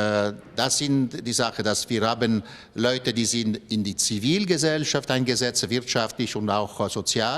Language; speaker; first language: German; non-native, local second language; French